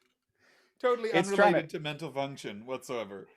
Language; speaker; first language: English; native; English